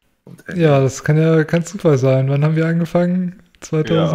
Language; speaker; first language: German; native; German